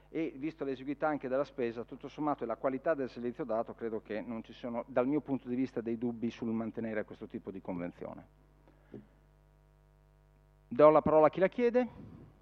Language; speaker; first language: Italian; native; Italian